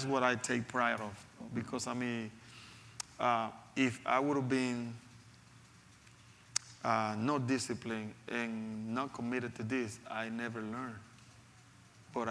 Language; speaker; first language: English; non-native, fluent; Spanish